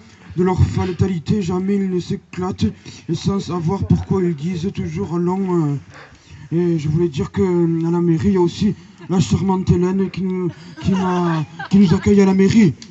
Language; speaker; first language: French; native; French